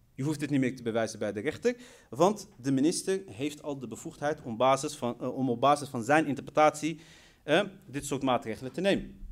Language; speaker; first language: Dutch; early bilingual, other home language; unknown